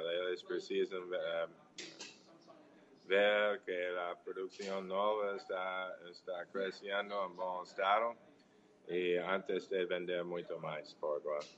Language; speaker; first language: Portuguese; non-native, learner; English